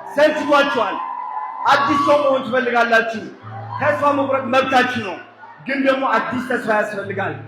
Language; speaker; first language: Amharic; native; Amharic